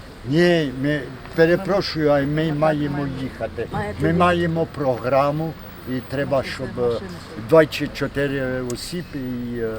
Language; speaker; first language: Ukrainian; non-native, learner; French